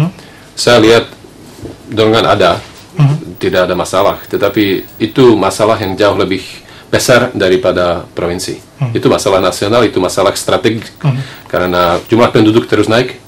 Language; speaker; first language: Indonesian; non-native, fluent; Slovak